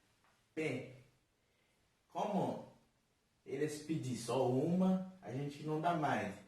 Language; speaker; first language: Portuguese; non-native, fluent; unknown